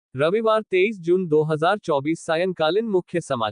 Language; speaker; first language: Hindi; native; Hindi